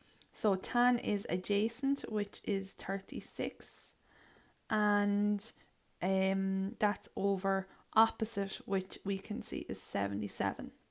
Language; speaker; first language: English; native; English